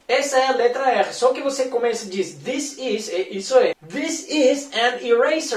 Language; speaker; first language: Portuguese; non-native, fluent; Spanish